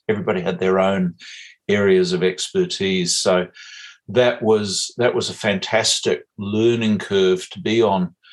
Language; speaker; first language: English; native; English